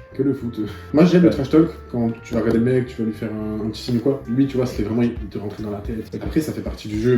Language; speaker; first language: French; native; French